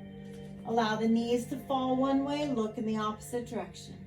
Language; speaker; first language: English; native; English